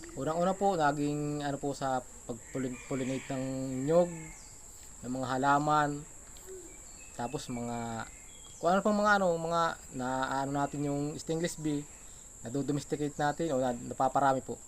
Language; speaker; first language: Filipino; native; Filipino